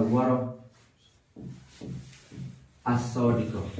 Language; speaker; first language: Arabic; non-native, fluent; Indonesian